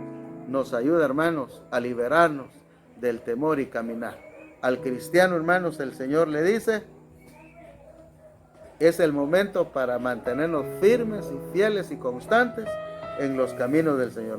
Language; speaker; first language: Spanish; native; Spanish